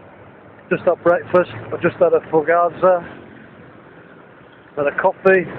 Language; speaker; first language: English; native; English